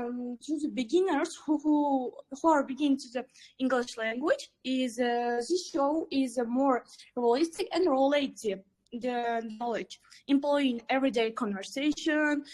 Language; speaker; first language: English; non-native, learner; Uzbek